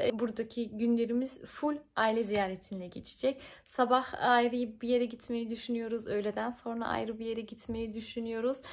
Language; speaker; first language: Turkish; early bilingual, heritage; Turkish